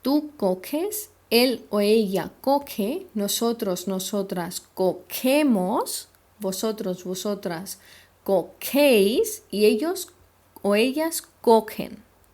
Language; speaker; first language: Spanish; non-native, fluent; Hindi